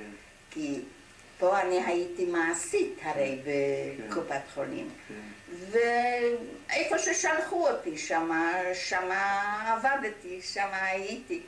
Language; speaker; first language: Hebrew; non-native, fluent; German